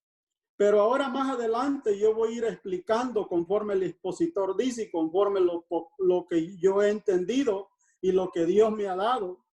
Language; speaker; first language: Spanish; native; Spanish